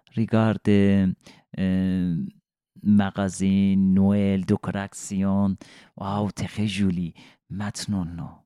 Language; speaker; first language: French; non-native, learner; Persian